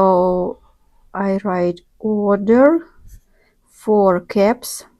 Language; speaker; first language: English; non-native, learner; Russian